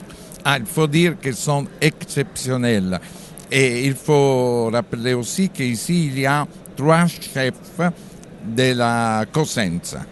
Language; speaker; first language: French; non-native, fluent; Italian